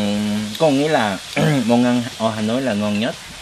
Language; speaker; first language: Vietnamese; non-native, learner; Korean